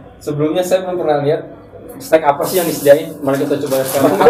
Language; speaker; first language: Indonesian; native; Indonesian